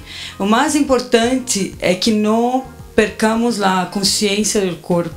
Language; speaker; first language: Spanish; non-native, fluent; Portuguese